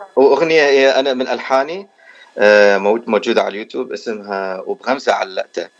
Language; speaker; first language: Arabic; native; Arabic